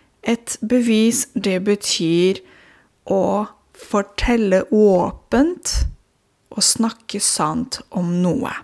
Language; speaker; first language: Norwegian; non-native, fluent; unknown